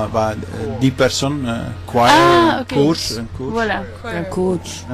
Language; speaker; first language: French; non-native, local second language; Dutch